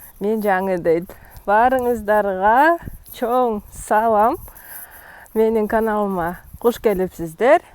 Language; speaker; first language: Kyrgyz; native; Kyrgyz